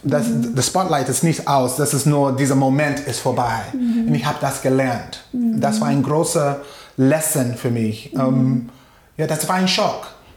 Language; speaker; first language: German; non-native, fluent; English